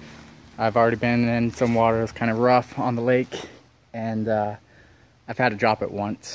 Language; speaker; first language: English; native; English